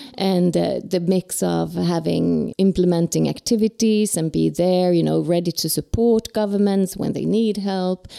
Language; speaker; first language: English; non-native, fluent; Swedish